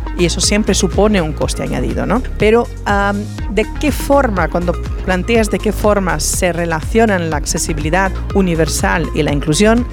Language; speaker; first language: Spanish; non-native, fluent; Portuguese